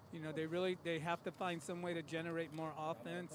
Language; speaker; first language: English; native; English